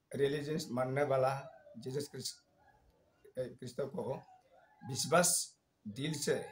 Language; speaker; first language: Hindi; non-native, local second language; Nyishi